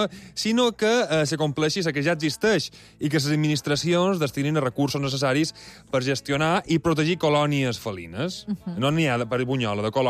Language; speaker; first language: Catalan; native; Catalan